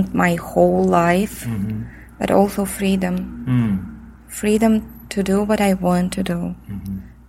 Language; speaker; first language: English; non-native, fluent; Russian